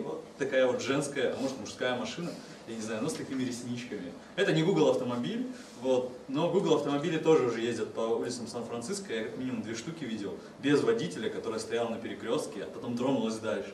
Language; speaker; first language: Russian; native; Russian